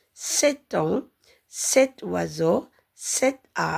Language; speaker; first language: French; non-native, learner; Tamil